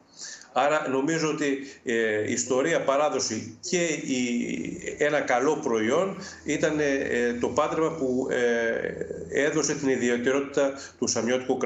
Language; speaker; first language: Greek; native; Greek